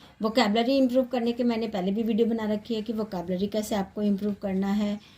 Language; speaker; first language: Hindi; native; Hindi